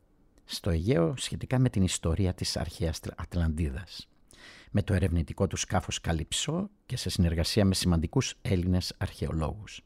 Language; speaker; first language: Greek; native; Greek